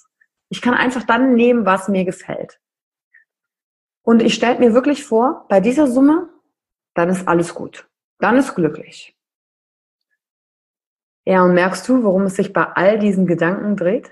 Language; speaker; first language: German; native; German